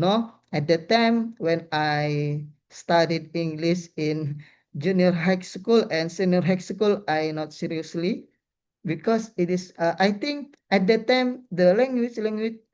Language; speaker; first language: English; non-native, learner; Indonesian